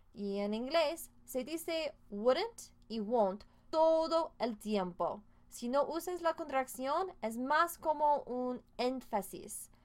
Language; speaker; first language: Spanish; non-native, fluent; English